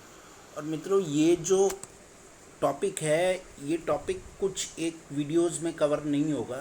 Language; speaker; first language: Hindi; native; Hindi